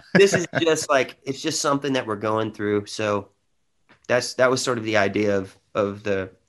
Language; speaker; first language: English; native; English